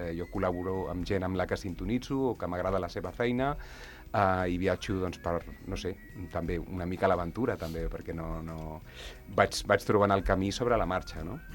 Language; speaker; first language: Catalan; non-native, local second language; Spanish